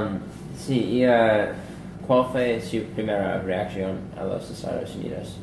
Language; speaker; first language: Spanish; non-native, learner; English